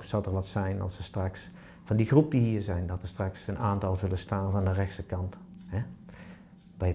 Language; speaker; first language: Dutch; native; Dutch